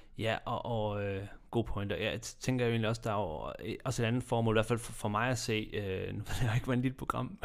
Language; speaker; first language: Danish; native; Danish